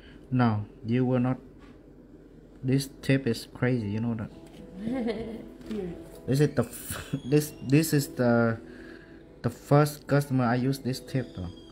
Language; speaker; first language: English; non-native, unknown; Vietnamese